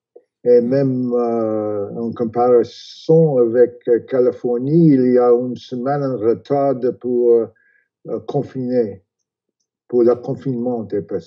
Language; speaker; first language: French; non-native, fluent; English